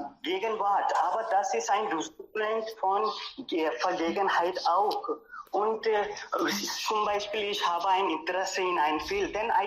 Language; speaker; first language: German; non-native, learner; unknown